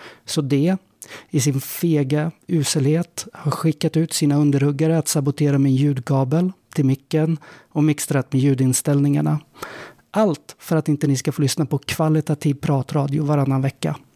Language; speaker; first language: Swedish; native; Swedish